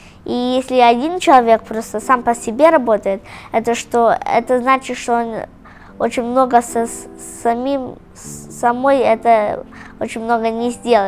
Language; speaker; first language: Russian; early bilingual, heritage; Russian